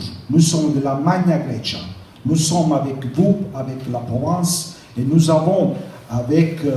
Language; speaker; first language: French; non-native, learner; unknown